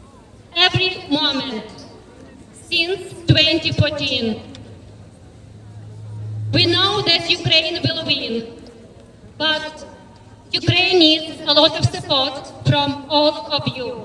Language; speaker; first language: English; non-native, fluent; Ukrainian